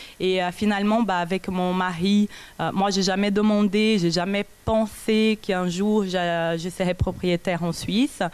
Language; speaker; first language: French; non-native, fluent; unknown